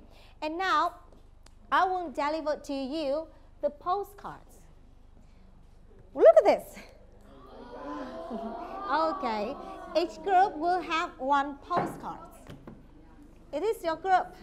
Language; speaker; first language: English; non-native, fluent; Vietnamese